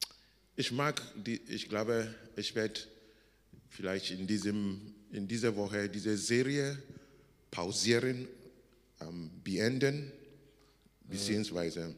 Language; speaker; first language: German; non-native, learner; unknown